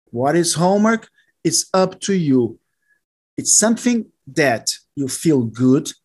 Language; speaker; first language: English; non-native, learner; Portuguese